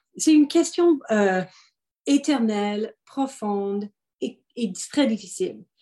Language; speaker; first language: French; non-native, local second language; English